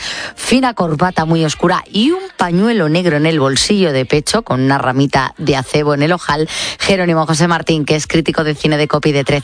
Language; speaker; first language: Spanish; native; Spanish